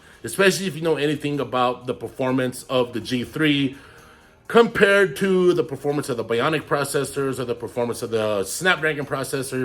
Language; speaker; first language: English; native; English